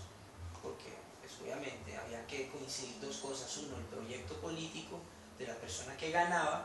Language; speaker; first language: Spanish; native; Spanish